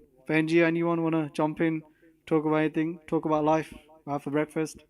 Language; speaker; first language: English; non-native, local second language; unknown